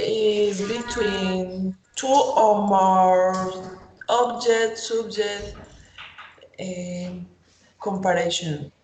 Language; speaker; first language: English; non-native, learner; Spanish